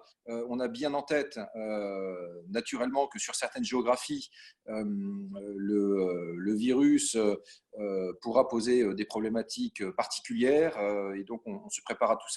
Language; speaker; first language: French; native; French